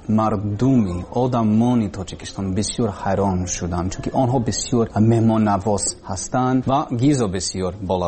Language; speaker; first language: Persian; non-native, learner; English